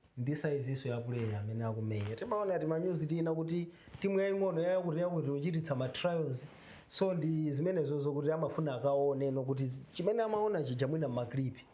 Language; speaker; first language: Nyanja; native; Nyanja